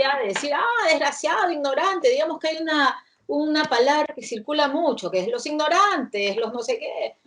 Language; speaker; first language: Spanish; native; Spanish